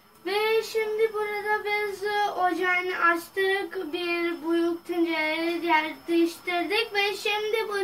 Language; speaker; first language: Turkish; non-native, learner; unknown